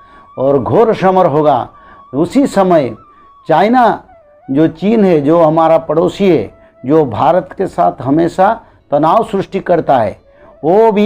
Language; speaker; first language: Hindi; non-native, local second language; Odia